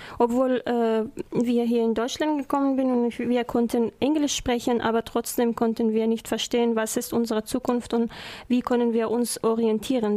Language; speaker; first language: German; non-native, learner; Persian